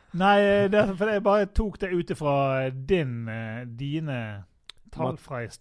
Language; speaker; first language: Norwegian; native; Norwegian